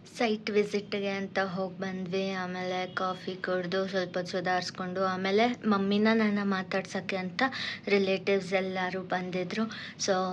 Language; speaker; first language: Kannada; native; Kannada